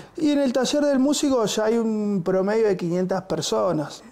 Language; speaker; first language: Spanish; native; Spanish